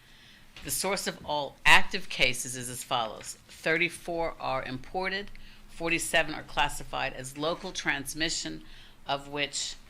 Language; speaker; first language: English; native; English